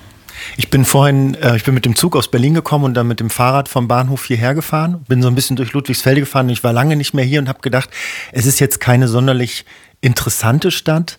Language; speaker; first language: German; native; German